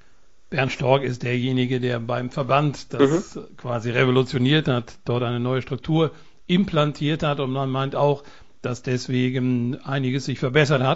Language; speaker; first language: German; native; German